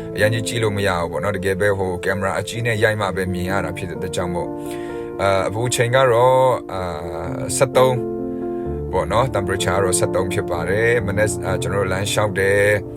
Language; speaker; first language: Burmese; non-native, local second language; Kachin